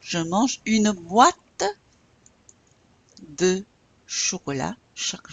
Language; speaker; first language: French; non-native, fluent; English